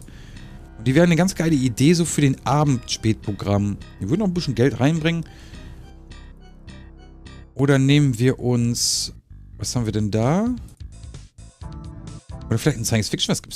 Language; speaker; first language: German; native; German